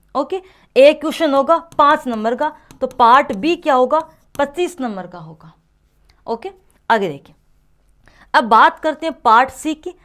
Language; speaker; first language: Hindi; native; Hindi